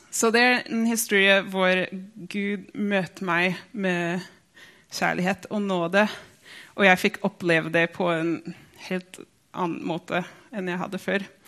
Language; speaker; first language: Norwegian; non-native, fluent; English